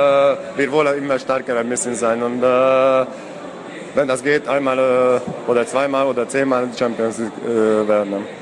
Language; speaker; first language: German; non-native, learner; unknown